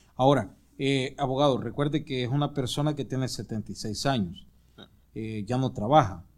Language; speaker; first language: Spanish; native; Spanish